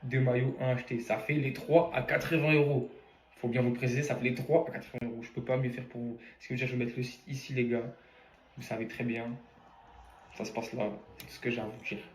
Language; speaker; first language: French; native; French